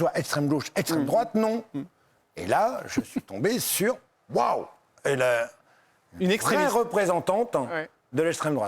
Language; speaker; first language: French; native; French